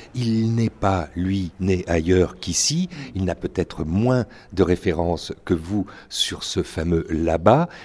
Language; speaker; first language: French; native; French